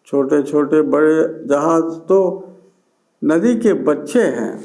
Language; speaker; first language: Hindi; non-native, local second language; Telugu